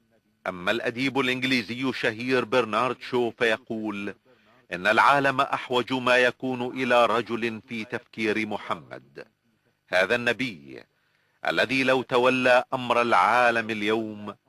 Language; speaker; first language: Arabic; native; Arabic